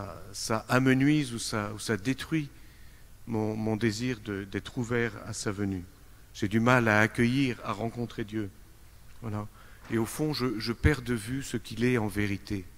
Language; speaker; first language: French; native; French